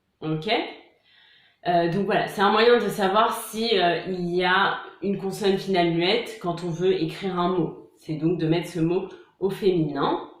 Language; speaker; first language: French; native; French